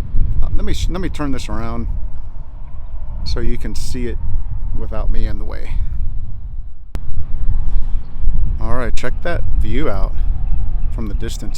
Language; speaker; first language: English; native; English